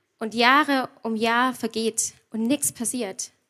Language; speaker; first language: German; native; German